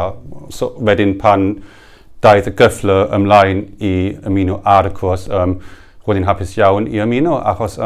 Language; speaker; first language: Welsh; non-native, learner; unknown